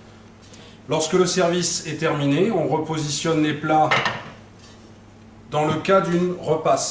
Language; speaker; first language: French; native; French